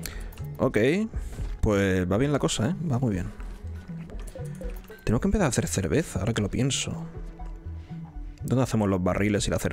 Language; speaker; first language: Spanish; native; Spanish